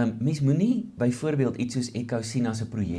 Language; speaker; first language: Afrikaans; native; Afrikaans